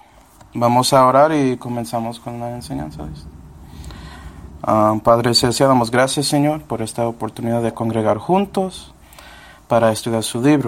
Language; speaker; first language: Spanish; non-native, fluent; English